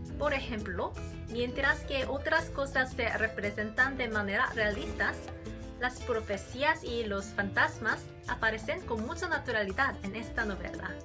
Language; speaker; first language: Spanish; non-native, learner; Korean